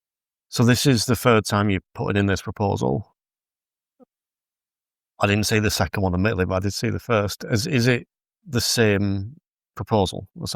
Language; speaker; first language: English; native; English